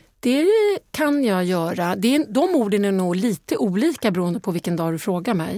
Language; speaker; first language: Swedish; native; Swedish